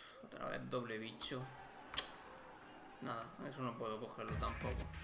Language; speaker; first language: Spanish; native; Spanish